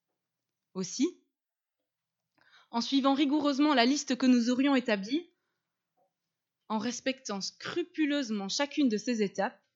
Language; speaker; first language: French; native; French